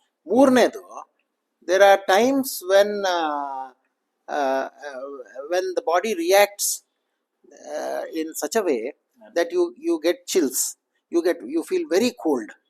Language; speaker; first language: English; non-native, local second language; Kannada